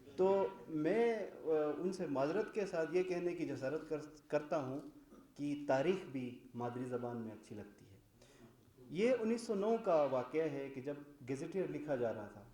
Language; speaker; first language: Urdu; non-native, local second language; Shina